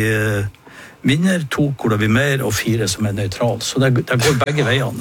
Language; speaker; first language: Norwegian; native; Norwegian